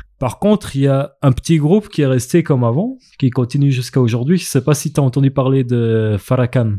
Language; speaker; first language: French; native; French